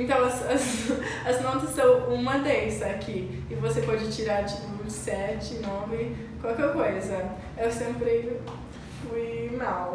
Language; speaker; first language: Portuguese; non-native, learner; English